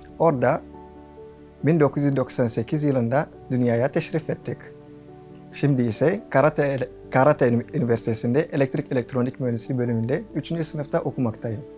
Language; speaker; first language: Turkish; non-native, fluent; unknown